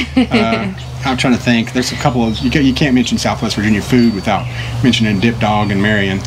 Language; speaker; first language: English; native; English